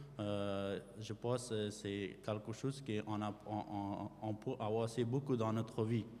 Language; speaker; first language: French; non-native, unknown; Persian